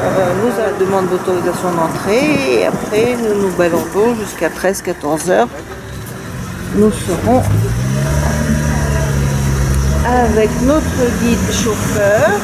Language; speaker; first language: French; native; French